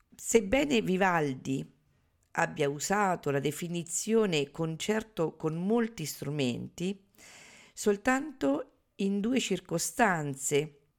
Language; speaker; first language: Italian; native; Italian